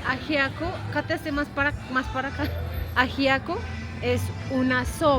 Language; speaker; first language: Spanish; native; Spanish